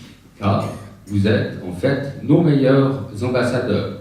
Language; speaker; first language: French; native; French